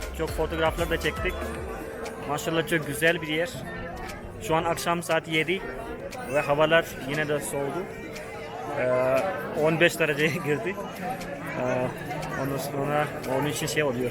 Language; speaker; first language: Turkish; non-native, fluent; Hindi